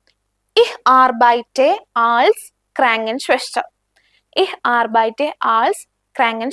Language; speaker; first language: German; non-native, fluent; Malayalam